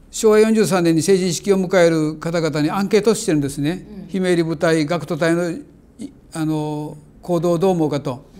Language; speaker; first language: Japanese; native; Japanese